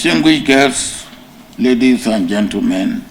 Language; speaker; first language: English; non-native, local second language; Yoruba